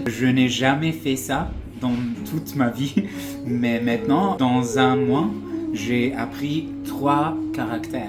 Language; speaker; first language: French; non-native, fluent; Arabic